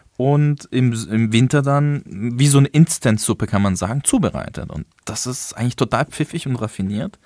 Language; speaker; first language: German; early bilingual, other home language; Turkish